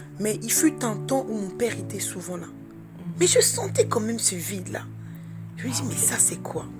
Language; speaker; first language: French; early bilingual, other home language; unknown